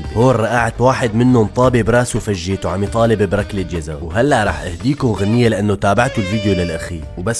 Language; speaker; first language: Arabic; native; Arabic